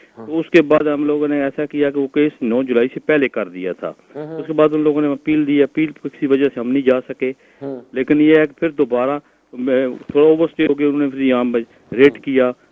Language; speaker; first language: Urdu; non-native, local second language; Punjabi